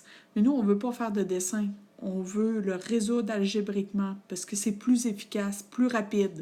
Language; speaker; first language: French; native; French